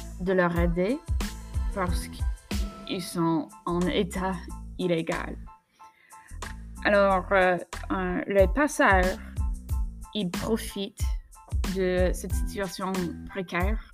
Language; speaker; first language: French; non-native, fluent; English